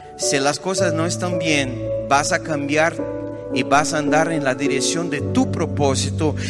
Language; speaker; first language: Spanish; non-native, fluent; Portuguese